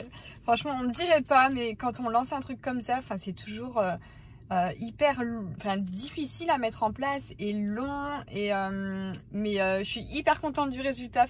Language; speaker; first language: French; native; French